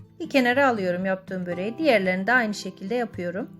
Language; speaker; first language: Turkish; native; Turkish